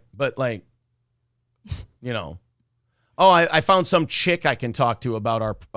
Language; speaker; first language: English; native; English